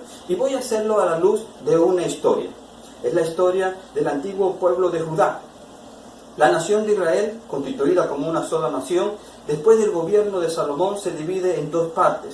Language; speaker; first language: Spanish; native; Spanish